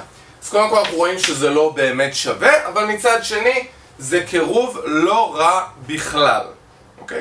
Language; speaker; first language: Hebrew; native; Hebrew